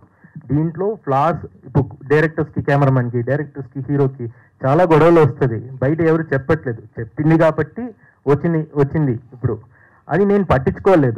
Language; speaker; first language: Telugu; non-native, fluent; Tamil